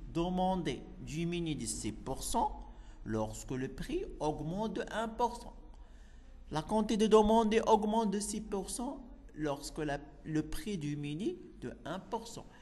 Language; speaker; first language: French; non-native, local second language; Arabic